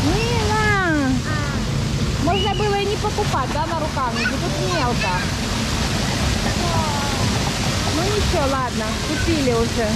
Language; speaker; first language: Russian; native; Russian